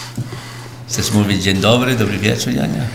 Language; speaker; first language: Polish; early bilingual, heritage; Polish